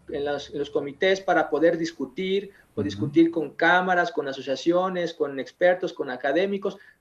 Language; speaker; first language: Spanish; native; Spanish